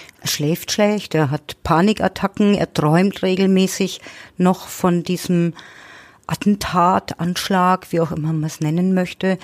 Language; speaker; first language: German; native; German